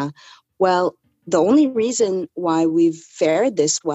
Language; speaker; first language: English; native; English